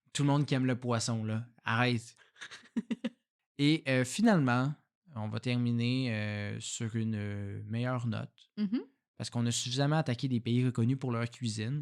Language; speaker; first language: French; native; French